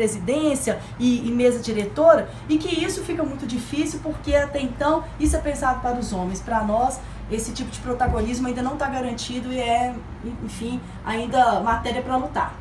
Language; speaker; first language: Portuguese; native; Portuguese